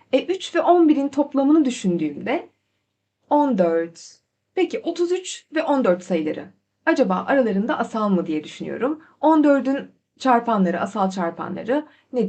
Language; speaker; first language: Turkish; native; Turkish